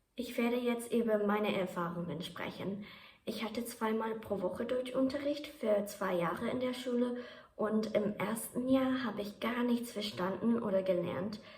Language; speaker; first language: German; non-native, fluent; Japanese